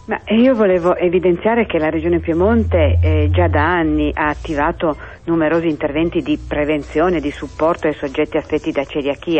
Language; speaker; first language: Italian; native; Italian